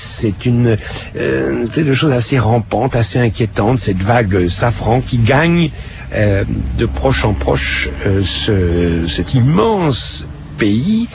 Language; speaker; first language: French; native; French